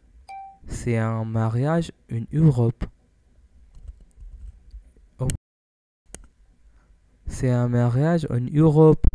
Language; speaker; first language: French; non-native, learner; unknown